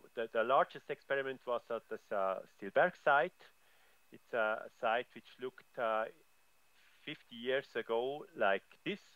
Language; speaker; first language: English; non-native, fluent; German